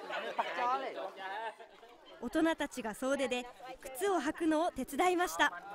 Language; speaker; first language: Japanese; native; Japanese